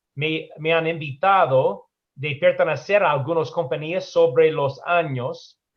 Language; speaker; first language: Spanish; non-native, learner; English